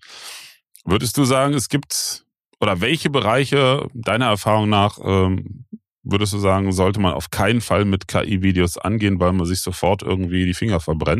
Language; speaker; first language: German; native; German